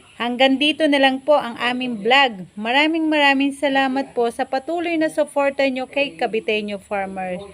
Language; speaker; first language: Filipino; native; Filipino